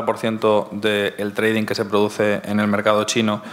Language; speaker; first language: Spanish; native; Spanish